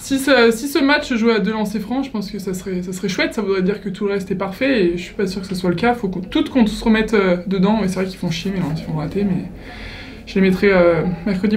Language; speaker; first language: French; native; French